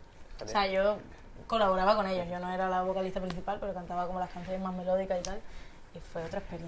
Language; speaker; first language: Spanish; native; Spanish